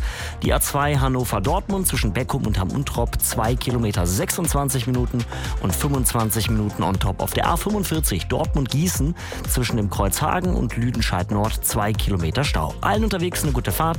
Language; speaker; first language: German; native; German